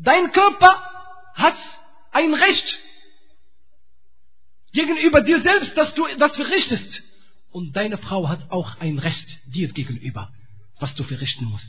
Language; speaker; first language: German; non-native, fluent; Arabic